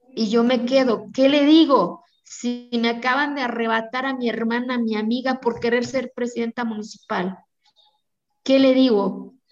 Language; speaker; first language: Spanish; non-native, local second language; Zapotec